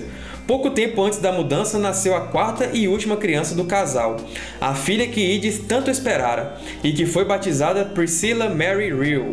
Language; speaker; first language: Portuguese; native; Portuguese